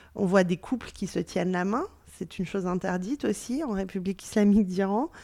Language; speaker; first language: French; native; French